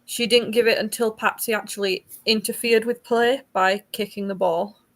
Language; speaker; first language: English; native; English